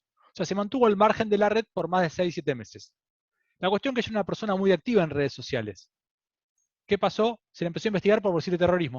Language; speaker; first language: Spanish; native; Spanish